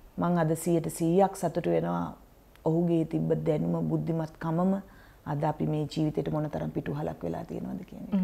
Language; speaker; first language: Sinhala; native; Sinhala